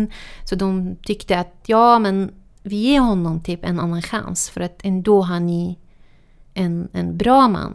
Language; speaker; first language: Swedish; non-native, fluent; Arabic